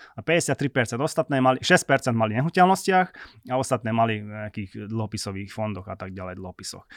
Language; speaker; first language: Slovak; non-native, local second language; Hungarian